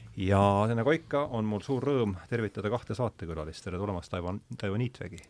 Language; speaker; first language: Estonian; native; Estonian